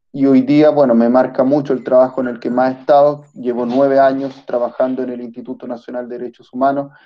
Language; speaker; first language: Spanish; early bilingual, other home language; Italian